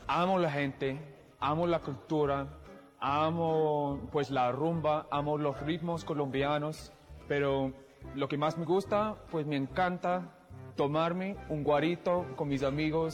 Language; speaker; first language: Spanish; non-native, fluent; English